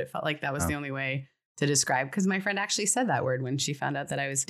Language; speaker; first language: English; native; English